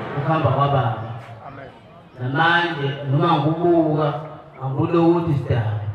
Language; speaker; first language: Zulu; native; Zulu